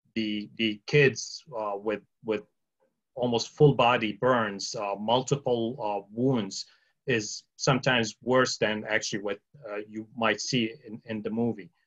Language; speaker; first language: English; early bilingual, other home language; Arabic